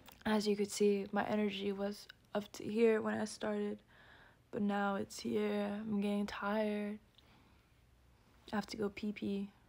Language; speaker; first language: English; early bilingual, other home language; Spanish